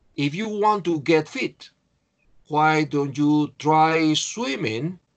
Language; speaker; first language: English; non-native, fluent; Spanish